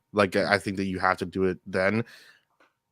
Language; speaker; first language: English; native; English